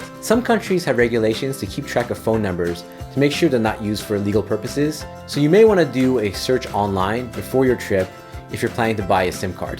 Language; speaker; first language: English; native; English